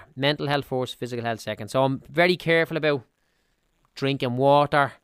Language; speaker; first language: English; native; English